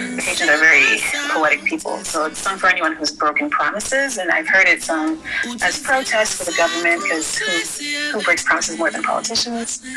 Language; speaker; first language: English; early bilingual, other home language; Haitian Creole